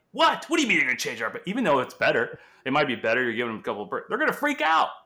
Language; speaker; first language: English; non-native, fluent; Portuguese